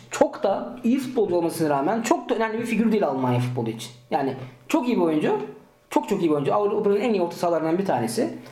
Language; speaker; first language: Turkish; early bilingual, heritage; Turkish